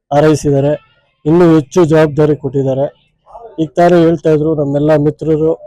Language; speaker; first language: Kannada; native; Kannada